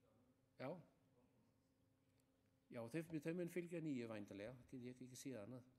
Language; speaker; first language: Danish; non-native, learner; Icelandic